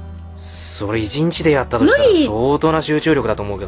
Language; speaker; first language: Japanese; native; Japanese